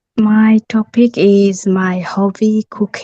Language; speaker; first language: English; non-native, learner; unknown